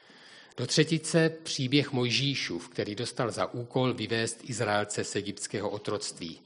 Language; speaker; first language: Czech; native; Czech